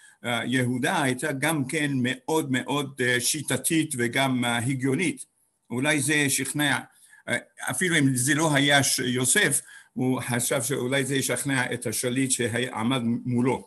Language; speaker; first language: Hebrew; non-native, fluent; English